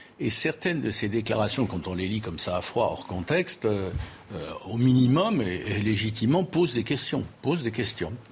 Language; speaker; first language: French; native; French